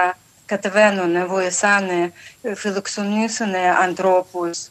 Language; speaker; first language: Greek; non-native, local second language; Ukrainian